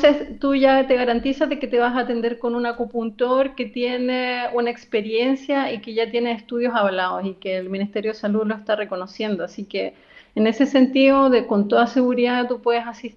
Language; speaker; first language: Spanish; native; Spanish